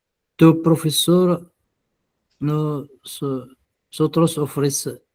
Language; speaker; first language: Spanish; non-native, learner; Arabic